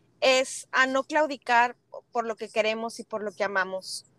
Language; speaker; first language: Spanish; native; Spanish